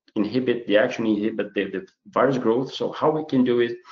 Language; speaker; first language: English; non-native, fluent; Portuguese